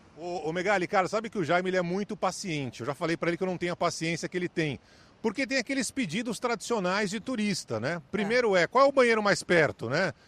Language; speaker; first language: Portuguese; native; Portuguese